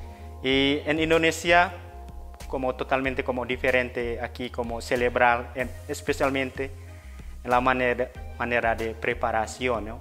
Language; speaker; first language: Spanish; non-native, fluent; Indonesian